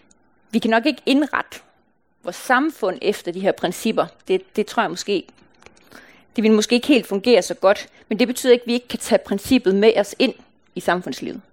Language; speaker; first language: Danish; native; Danish